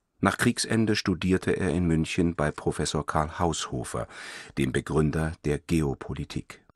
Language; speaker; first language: German; native; German